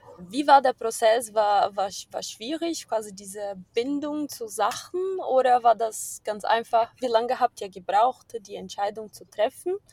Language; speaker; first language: German; non-native, fluent; Portuguese